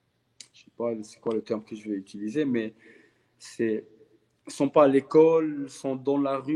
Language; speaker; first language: French; non-native, local second language; Arabic